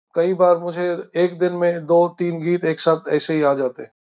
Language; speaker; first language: Hindi; non-native, local second language; Marathi